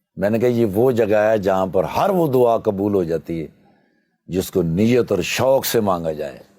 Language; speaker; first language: Urdu; non-native, local second language; Punjabi